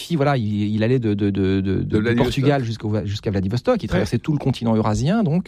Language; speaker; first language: French; native; French